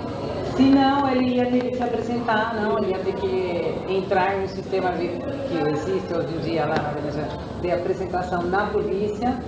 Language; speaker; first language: Portuguese; non-native, fluent; Spanish